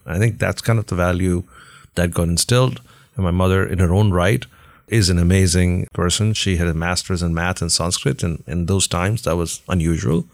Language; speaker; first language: English; non-native, local second language; Hindi